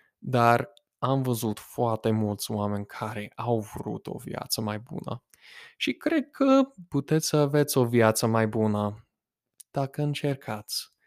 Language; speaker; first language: Romanian; non-native, fluent; English